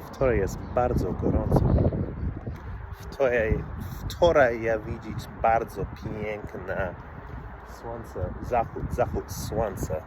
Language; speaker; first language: Polish; non-native, learner; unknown